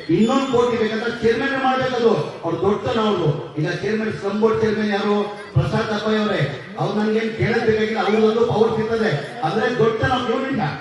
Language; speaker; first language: Kannada; non-native, local second language; Urdu